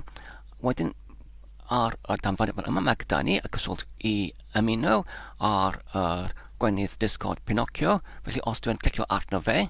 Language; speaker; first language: Welsh; non-native, learner; Polish